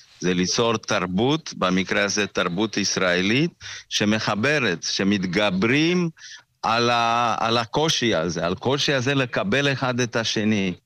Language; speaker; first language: Hebrew; non-native, fluent; Romanian